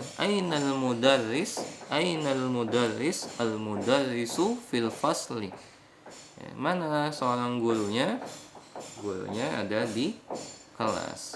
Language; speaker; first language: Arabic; non-native, fluent; Indonesian